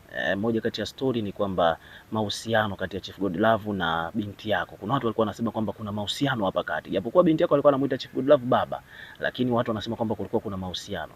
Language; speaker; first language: Swahili; native; Swahili